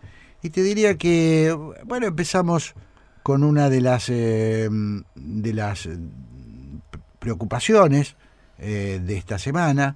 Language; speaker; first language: Spanish; native; Spanish